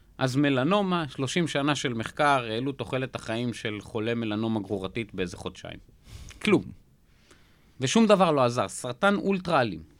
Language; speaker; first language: Hebrew; native; Hebrew